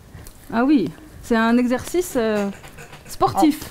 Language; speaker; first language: French; native; French